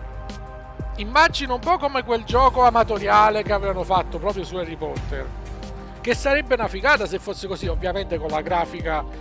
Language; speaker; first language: Italian; native; Italian